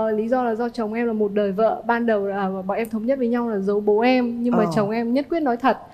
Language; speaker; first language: Vietnamese; native; Vietnamese